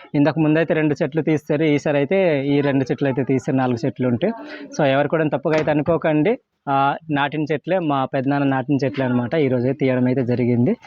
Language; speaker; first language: Telugu; non-native, local second language; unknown